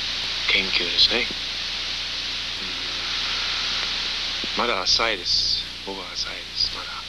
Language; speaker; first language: Japanese; non-native, learner; English